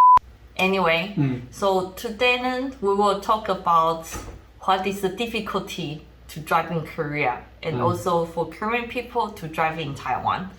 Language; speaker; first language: English; non-native, fluent; Chinese